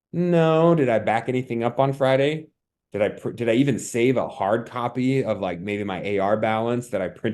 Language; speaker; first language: English; native; English